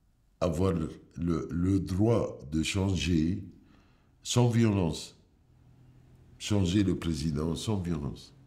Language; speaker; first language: French; non-native, fluent; Arabic